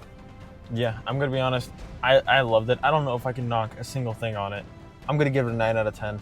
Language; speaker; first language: English; native; English